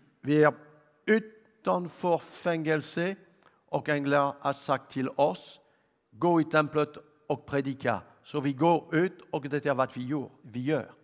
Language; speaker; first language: Swedish; non-native, learner; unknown